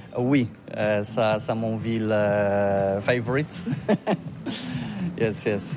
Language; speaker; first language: French; non-native, learner; Polish